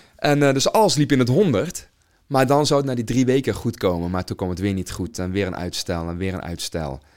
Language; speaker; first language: Dutch; native; Dutch